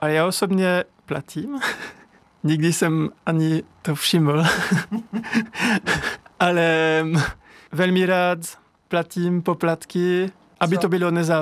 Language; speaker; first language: Czech; non-native, learner; French